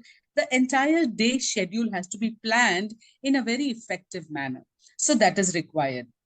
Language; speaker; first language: English; non-native, local second language; Tamil